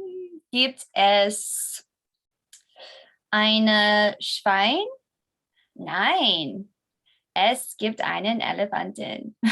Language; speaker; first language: German; non-native, learner; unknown